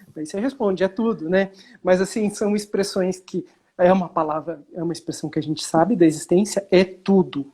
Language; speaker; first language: Portuguese; native; Portuguese